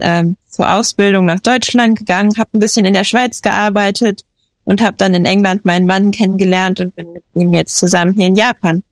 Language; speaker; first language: German; early bilingual, heritage; German